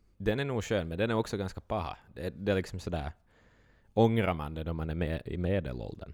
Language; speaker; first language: Swedish; native; Swedish